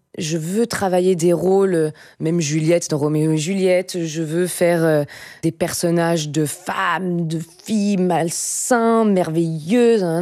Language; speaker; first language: French; native; French